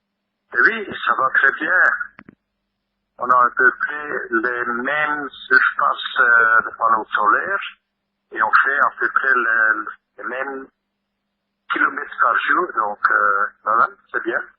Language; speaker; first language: French; non-native, local second language; Dutch